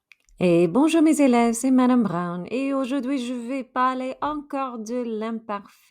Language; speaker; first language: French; non-native, fluent; English